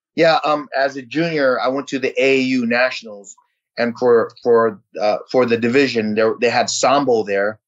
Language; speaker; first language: English; early bilingual, other home language; Vietnamese